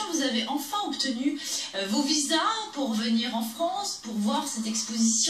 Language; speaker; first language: French; native; French